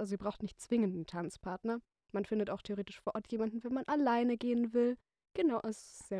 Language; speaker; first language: German; native; German